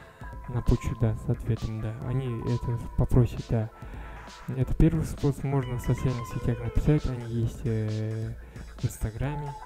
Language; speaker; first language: Russian; non-native, fluent; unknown